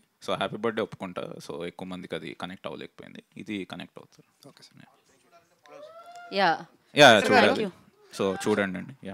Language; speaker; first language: Telugu; native; Telugu